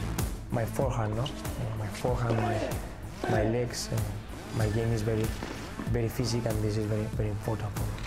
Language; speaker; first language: English; non-native, learner; Spanish